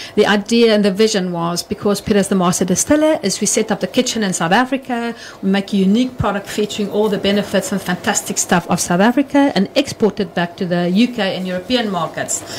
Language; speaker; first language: English; non-native, local second language; Afrikaans